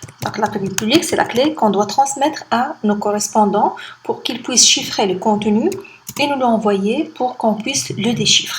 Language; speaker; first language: French; non-native, local second language; Arabic